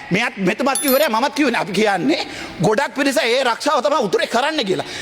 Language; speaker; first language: Sinhala; non-native, local second language; Tamil